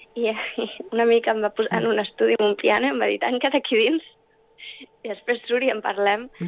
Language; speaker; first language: Catalan; early bilingual, other home language; English